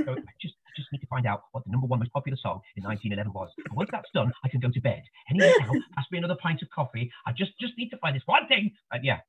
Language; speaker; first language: English; native; English